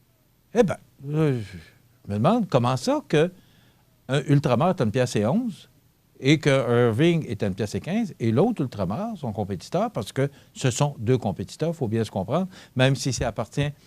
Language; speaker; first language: French; native; French